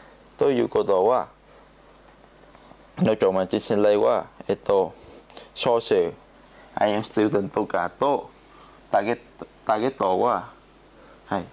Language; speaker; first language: Japanese; non-native, learner; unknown